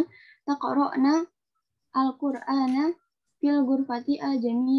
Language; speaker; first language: Arabic; non-native, learner; Indonesian